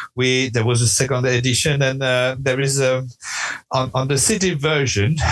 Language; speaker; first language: English; non-native, fluent; French